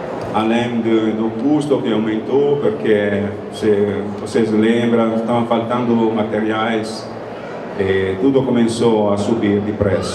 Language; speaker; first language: Portuguese; non-native, fluent; Italian